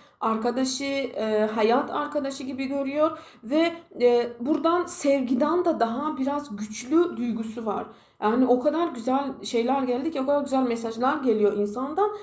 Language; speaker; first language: Turkish; non-native, fluent; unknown